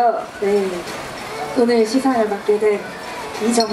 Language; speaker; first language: Korean; native; Korean